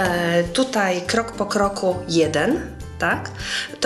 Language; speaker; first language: Polish; non-native, fluent; Ukrainian